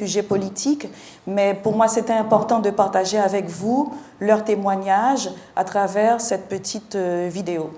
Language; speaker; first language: French; non-native, local second language; Haitian Creole